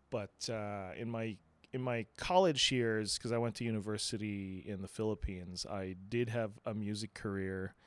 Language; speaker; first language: English; non-native, local second language; Filipino